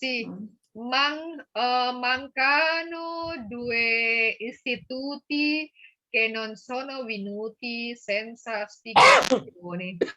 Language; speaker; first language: Italian; non-native, learner; Indonesian